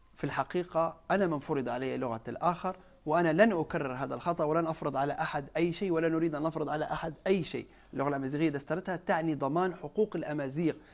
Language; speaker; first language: Arabic; non-native, local second language; Berber languages